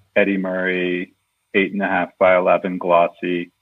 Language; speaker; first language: English; native; English